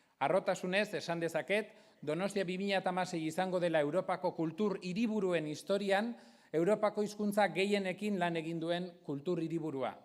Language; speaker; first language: Basque; non-native, local second language; Spanish